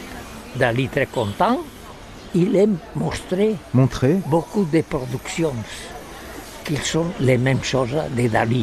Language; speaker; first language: French; non-native, learner; Catalan